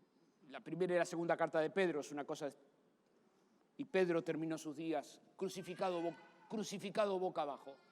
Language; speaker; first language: Spanish; native; Spanish